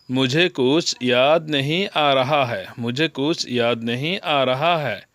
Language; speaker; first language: Hindi; non-native, learner; Bangla